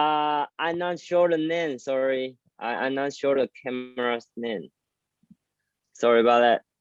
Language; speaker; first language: English; non-native, learner; Chinese